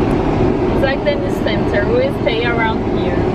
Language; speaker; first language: English; non-native, fluent; Portuguese